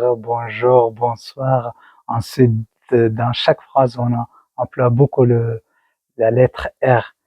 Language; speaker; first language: French; non-native, learner; Persian